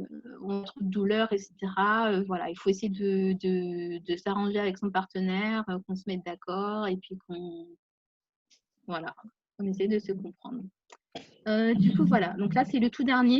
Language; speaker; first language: French; native; French